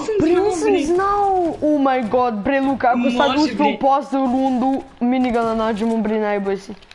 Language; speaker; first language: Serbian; early bilingual, heritage; Serbian